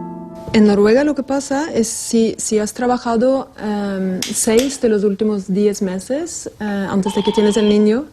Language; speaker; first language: Spanish; non-native, fluent; Norwegian